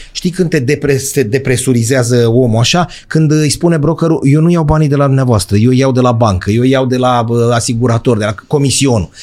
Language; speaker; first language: Romanian; native; Romanian